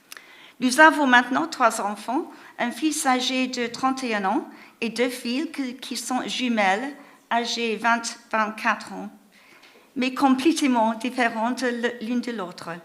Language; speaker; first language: French; non-native, fluent; English